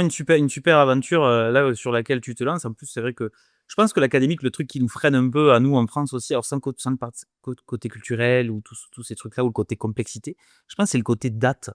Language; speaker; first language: French; native; French